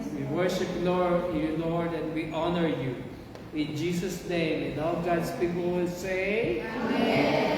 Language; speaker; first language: English; non-native, local second language; Filipino